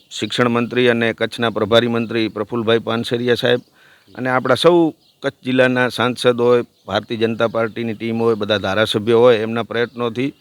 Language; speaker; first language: Gujarati; native; Gujarati